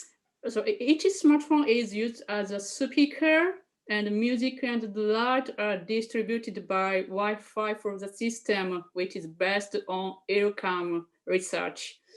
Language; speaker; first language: English; non-native, fluent; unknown